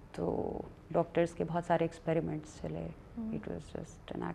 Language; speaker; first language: Urdu; native; Urdu